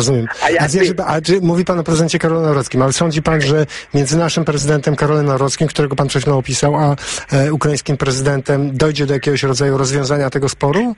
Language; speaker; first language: Polish; native; Polish